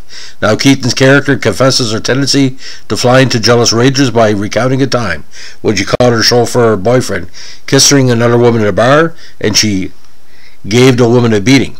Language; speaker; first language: English; native; English